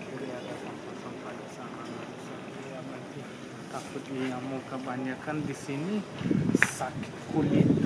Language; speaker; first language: Indonesian; non-native, learner; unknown